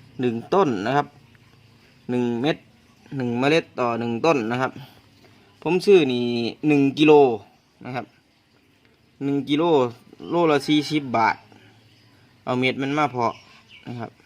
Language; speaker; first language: Thai; non-native, local second language; Northeastern Thai